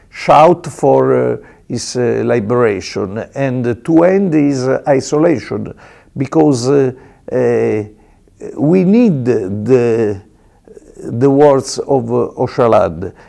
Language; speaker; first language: English; non-native, learner; Italian